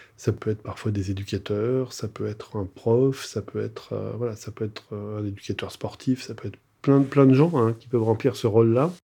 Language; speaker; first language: French; native; French